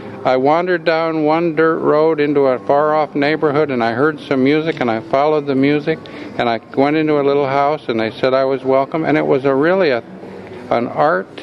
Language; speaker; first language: English; native; English